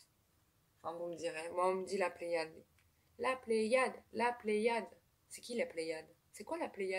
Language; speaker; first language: French; native; French